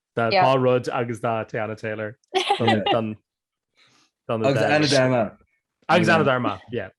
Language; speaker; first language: Irish; native; Irish